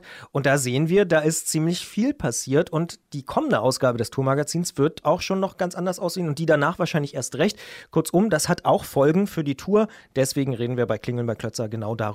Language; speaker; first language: German; native; German